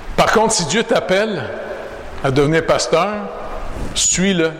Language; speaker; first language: French; native; French